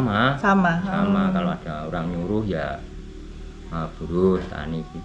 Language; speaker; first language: Indonesian; non-native, local second language; Javanese